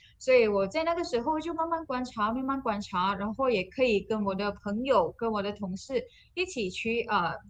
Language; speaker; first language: Chinese; non-native, local second language; Malay